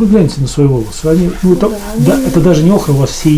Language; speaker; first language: Russian; native; Russian